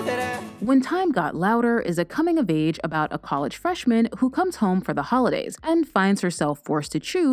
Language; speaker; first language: English; native; English